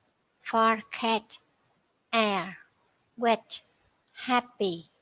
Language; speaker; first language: English; non-native, learner; Vietnamese